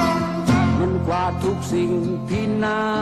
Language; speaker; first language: Thai; native; Thai